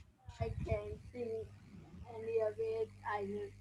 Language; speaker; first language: English; non-native, learner; Vietnamese